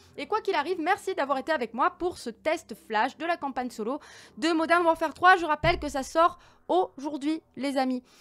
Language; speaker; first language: French; native; French